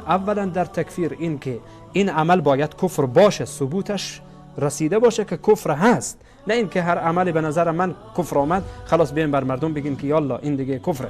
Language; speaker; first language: Persian; native; Persian